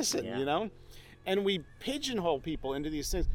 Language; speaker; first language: English; native; English